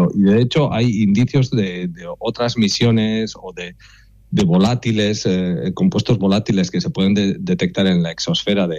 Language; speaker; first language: Spanish; native; Spanish